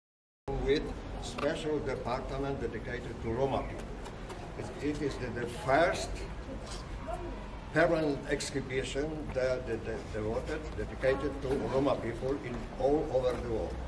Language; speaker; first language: English; non-native, learner; Polish